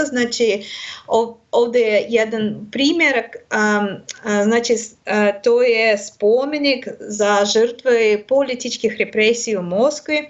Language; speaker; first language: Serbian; non-native, learner; Russian